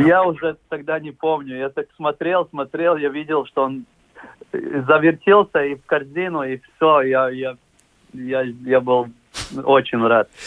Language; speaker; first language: Russian; non-native, local second language; Latvian